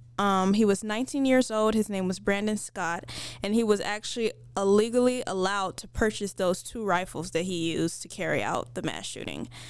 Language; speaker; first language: English; native; English